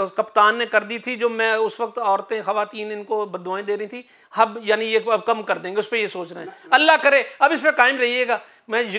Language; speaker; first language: Urdu; non-native, local second language; Punjabi